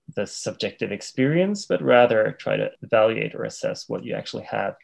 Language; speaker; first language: English; non-native, fluent; Swedish